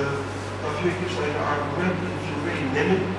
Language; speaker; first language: German; non-native, fluent; Turkish